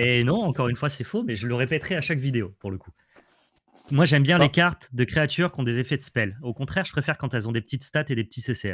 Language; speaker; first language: French; native; French